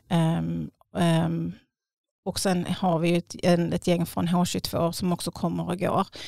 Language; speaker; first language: Swedish; native; Swedish